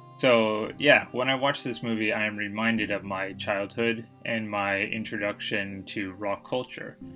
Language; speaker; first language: English; native; English